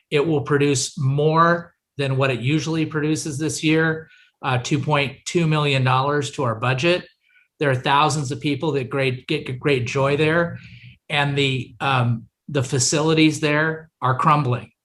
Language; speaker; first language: English; native; English